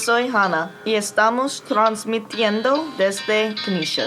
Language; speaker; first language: Spanish; non-native, learner; English